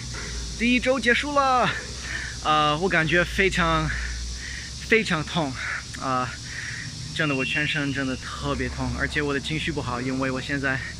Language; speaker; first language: Chinese; non-native, fluent; English